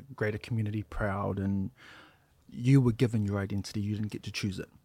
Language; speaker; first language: English; native; English